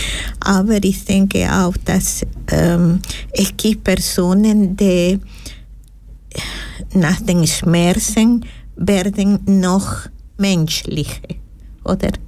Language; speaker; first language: German; non-native, learner; Spanish